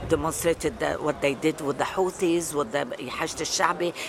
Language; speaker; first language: English; non-native, fluent; Arabic